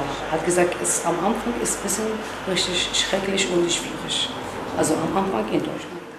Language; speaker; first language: German; non-native, learner; Arabic